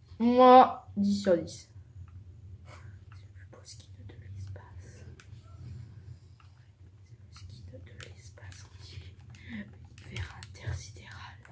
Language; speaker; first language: French; native; French